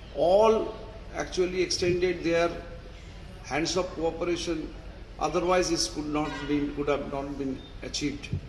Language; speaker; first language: English; non-native, local second language; Bangla